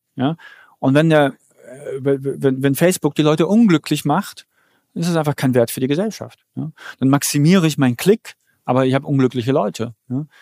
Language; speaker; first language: German; early bilingual, other home language; Polish